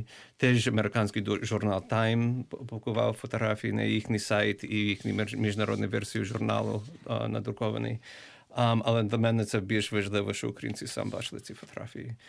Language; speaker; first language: Ukrainian; early bilingual, heritage; English